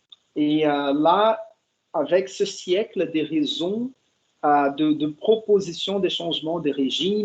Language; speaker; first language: French; non-native, fluent; Portuguese